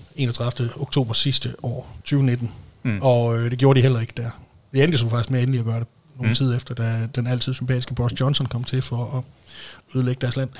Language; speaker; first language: Danish; native; Danish